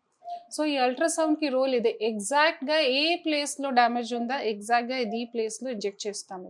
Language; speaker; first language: Telugu; non-native, fluent; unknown